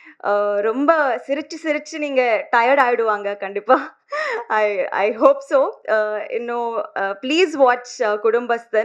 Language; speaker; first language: Tamil; non-native, learner; Telugu